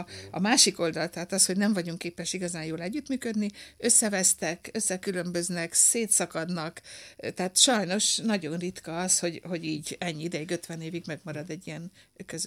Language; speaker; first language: Hungarian; native; Hungarian